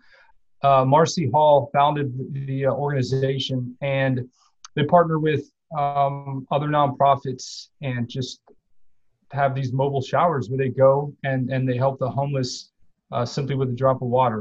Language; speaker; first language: English; native; English